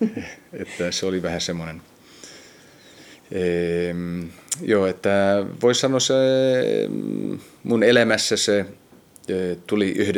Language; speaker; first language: Finnish; early bilingual, heritage; Finnish